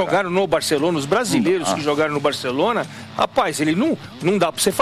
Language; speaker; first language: Portuguese; native; Portuguese